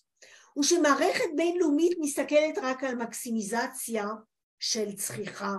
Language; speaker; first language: Hebrew; non-native, fluent; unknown